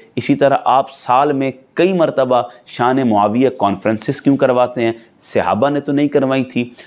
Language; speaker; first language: Urdu; non-native, local second language; Punjabi